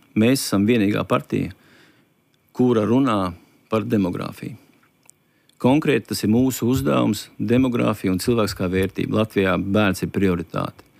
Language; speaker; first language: Latvian; native; Latvian